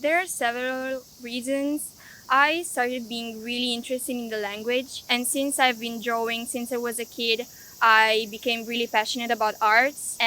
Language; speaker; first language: English; non-native, fluent; Italian